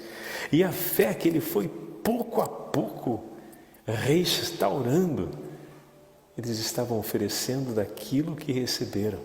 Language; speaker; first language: Portuguese; native; Portuguese